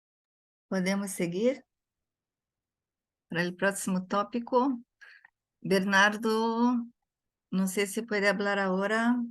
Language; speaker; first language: Spanish; non-native, fluent; Portuguese